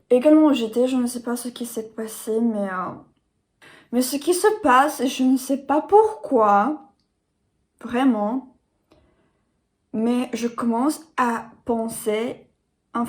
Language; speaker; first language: French; non-native, learner; English